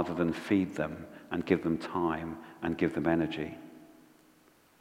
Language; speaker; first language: English; native; English